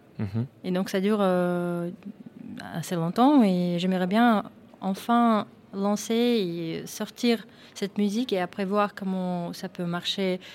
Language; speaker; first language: French; non-native, fluent; Russian